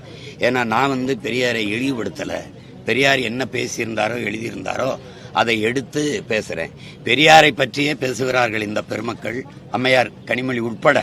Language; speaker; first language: Tamil; native; Tamil